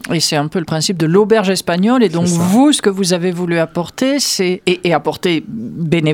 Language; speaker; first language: French; native; French